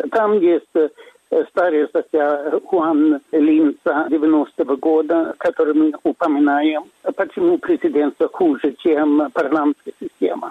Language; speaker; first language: Russian; non-native, fluent; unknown